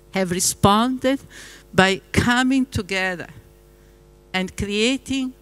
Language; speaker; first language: English; non-native, fluent; Italian